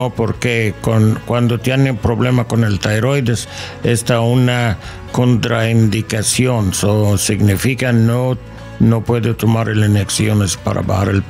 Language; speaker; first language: Spanish; non-native, learner; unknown